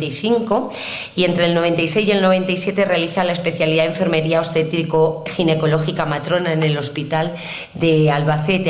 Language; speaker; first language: Spanish; native; Spanish